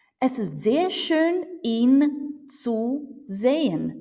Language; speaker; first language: German; non-native, fluent; Ukrainian